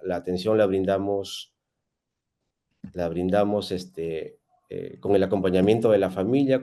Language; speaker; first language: Spanish; native; Spanish